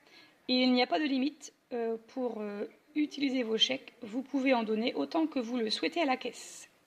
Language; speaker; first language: French; native; French